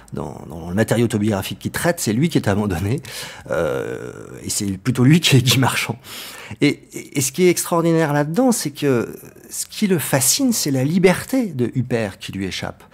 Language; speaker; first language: French; native; French